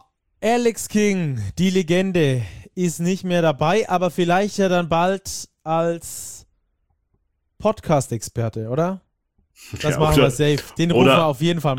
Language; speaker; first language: German; native; German